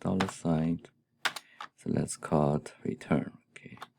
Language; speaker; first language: English; non-native, fluent; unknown